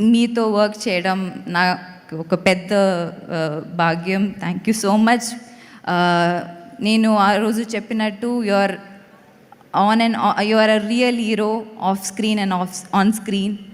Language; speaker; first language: Telugu; non-native, learner; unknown